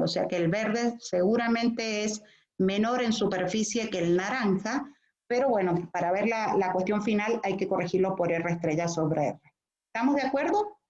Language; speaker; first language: Spanish; native; Spanish